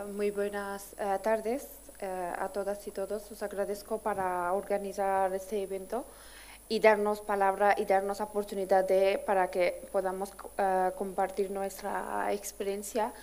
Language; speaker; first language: Spanish; non-native, fluent; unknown